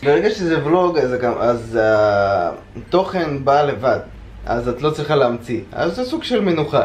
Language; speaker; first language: Hebrew; non-native, fluent; Russian